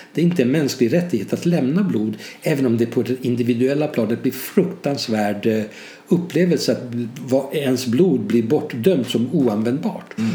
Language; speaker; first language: Swedish; early bilingual, other home language; Hungarian